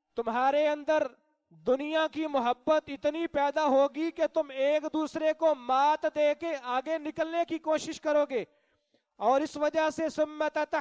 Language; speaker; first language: Urdu; non-native, local second language; Punjabi